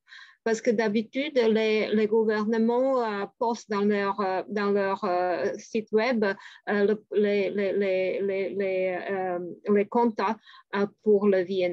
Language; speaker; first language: French; non-native, fluent; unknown